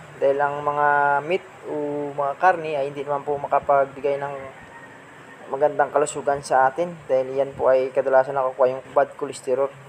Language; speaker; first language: Filipino; non-native, local second language; Cebuano